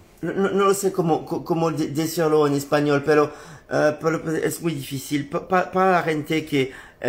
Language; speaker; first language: Spanish; non-native, learner; French